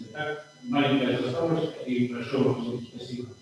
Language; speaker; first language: Russian; native; Russian